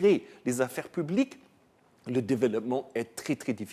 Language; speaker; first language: French; non-native, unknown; German